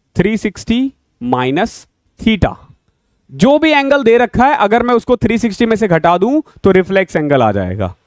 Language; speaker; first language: Hindi; native; Hindi